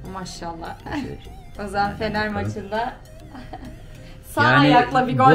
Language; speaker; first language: Turkish; early bilingual, heritage; Turkish